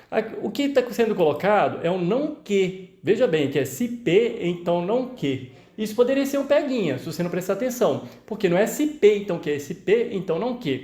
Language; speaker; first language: Portuguese; native; Portuguese